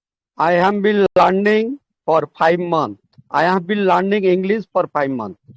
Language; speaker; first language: English; non-native, learner; Hindi